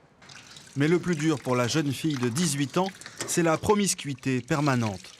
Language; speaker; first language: French; native; French